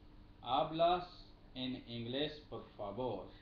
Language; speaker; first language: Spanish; non-native, learner; Urdu